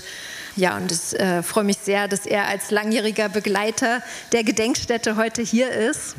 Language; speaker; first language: German; native; German